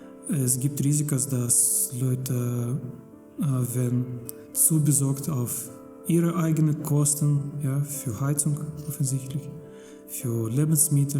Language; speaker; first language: German; non-native, fluent; Russian